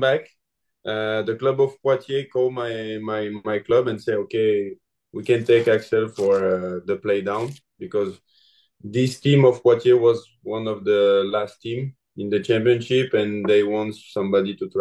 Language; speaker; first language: English; non-native, learner; French